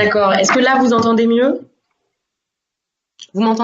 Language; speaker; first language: French; native; French